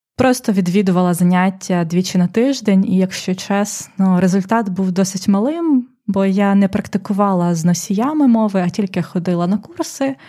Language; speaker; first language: Ukrainian; native; Ukrainian